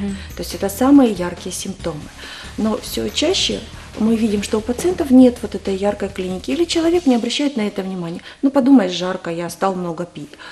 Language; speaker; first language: Russian; native; Russian